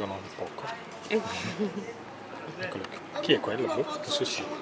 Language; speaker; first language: Italian; native; Italian